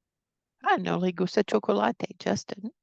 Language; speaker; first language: Spanish; non-native, fluent; English